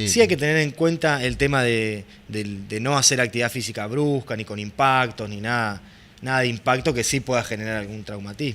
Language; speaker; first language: Spanish; native; Spanish